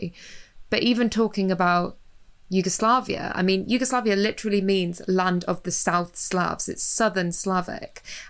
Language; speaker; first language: English; native; English